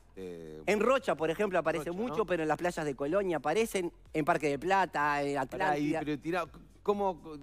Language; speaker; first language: Spanish; native; Spanish